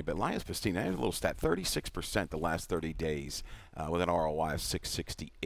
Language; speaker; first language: English; native; English